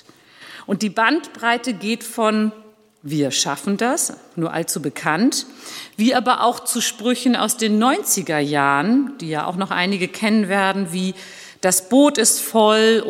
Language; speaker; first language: German; early bilingual, other home language; Turkish